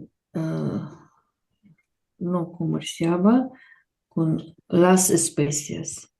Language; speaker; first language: Spanish; non-native, learner; Russian